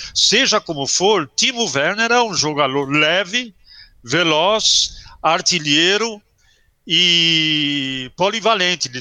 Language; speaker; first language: Portuguese; early bilingual, other home language; German